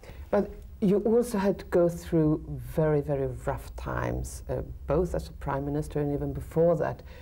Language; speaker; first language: English; non-native, fluent; Swedish